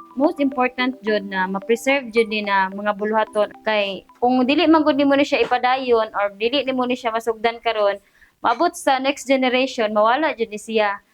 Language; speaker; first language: Cebuano; non-native, local second language; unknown